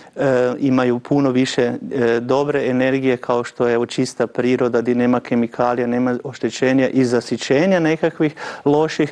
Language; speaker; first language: Croatian; native; Croatian